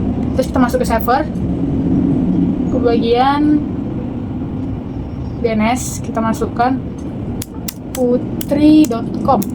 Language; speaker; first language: Indonesian; native; Indonesian